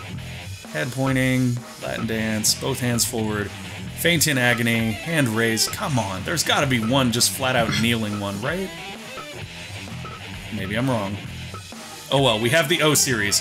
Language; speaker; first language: English; native; English